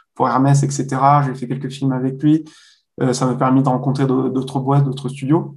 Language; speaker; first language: French; native; French